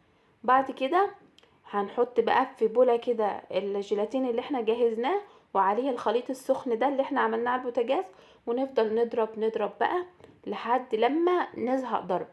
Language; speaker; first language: Arabic; native; Arabic